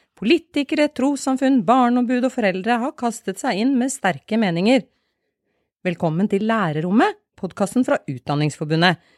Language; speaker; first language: Norwegian; native; Norwegian